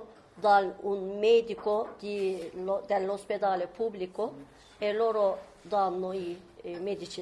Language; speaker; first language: Italian; non-native, learner; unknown